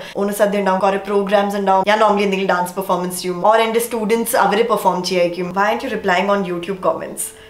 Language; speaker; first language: Malayalam; early bilingual, heritage; Malayalam